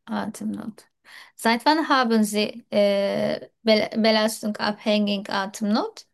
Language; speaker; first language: German; non-native, learner; Turkish